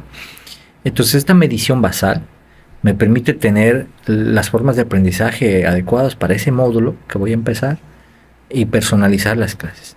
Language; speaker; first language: Spanish; native; Spanish